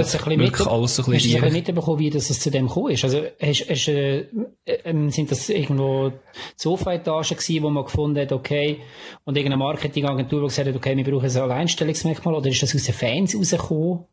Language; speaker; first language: German; native; German